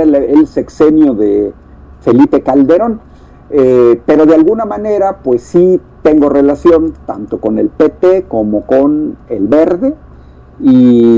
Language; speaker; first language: Spanish; native; Spanish